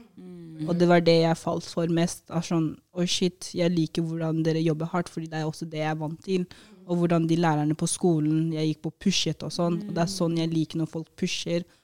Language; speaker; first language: Norwegian; early bilingual, other home language; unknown